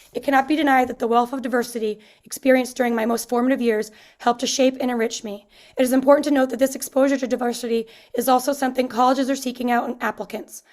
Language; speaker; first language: English; native; English